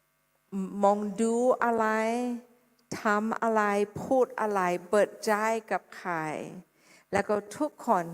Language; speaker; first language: Thai; non-native, fluent; English